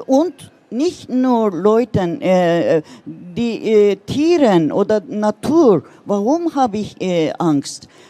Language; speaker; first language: German; non-native, learner; Turkish